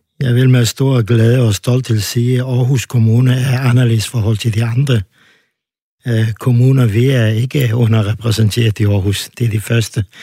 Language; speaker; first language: Danish; non-native, fluent; Turkish